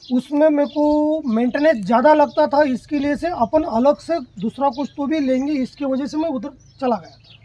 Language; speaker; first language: Hindi; non-native, local second language; Marathi